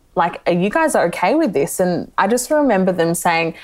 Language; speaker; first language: English; native; English